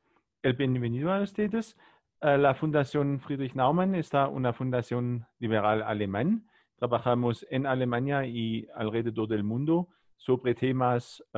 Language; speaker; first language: Spanish; non-native, learner; German